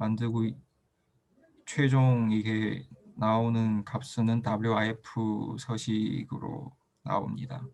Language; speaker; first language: Korean; non-native, fluent; Chinese